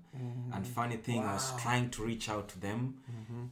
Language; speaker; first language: English; non-native, local second language; Luyia